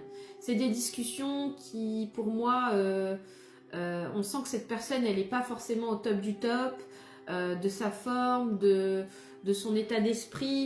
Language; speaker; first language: French; native; French